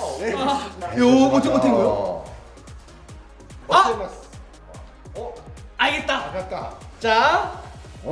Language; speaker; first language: Japanese; non-native, learner; Korean